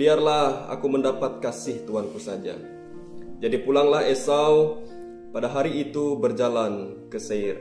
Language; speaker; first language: Indonesian; native; Indonesian